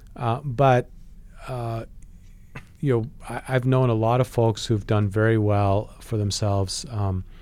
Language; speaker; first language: English; non-native, fluent; Polish